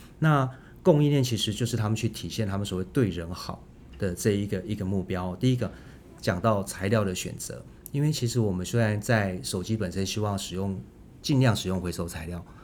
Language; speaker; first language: Chinese; native; Chinese